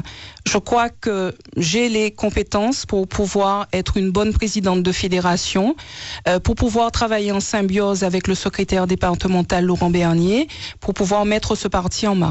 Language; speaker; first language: French; native; French